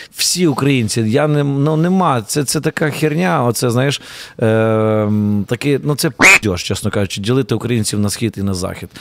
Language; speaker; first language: Ukrainian; native; Ukrainian